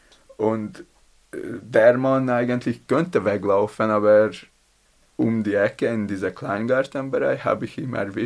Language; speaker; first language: German; non-native, learner; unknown